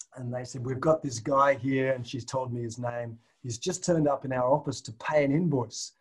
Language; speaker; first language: English; native; English